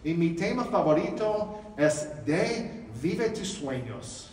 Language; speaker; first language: Spanish; non-native, learner; English